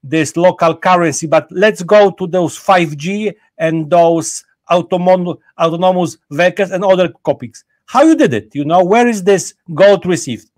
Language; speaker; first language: English; non-native, fluent; Polish